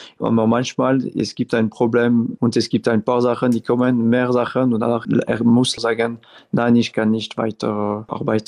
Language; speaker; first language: German; non-native, local second language; French